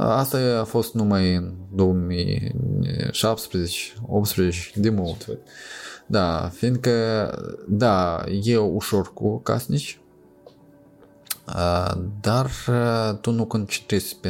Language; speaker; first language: Romanian; non-native, local second language; Russian